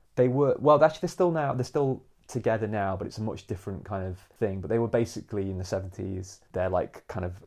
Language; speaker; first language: English; native; English